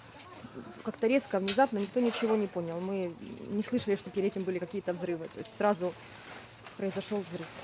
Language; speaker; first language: Russian; native; Russian